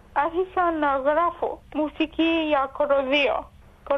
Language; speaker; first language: Greek; early bilingual, heritage; English